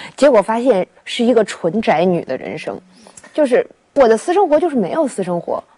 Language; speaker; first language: Chinese; native; Chinese